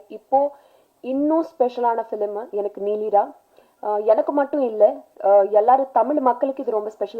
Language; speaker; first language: Tamil; non-native, learner; Telugu